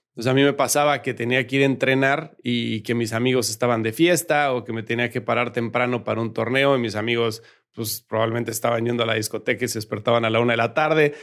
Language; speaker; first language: Spanish; native; Spanish